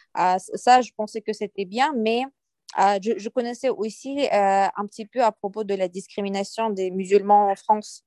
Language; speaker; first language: French; non-native, fluent; Uyghur